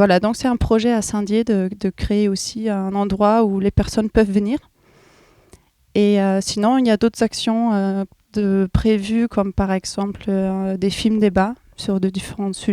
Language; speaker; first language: French; non-native, fluent; German